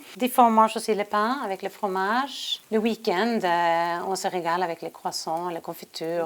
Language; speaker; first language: French; non-native, learner; Swedish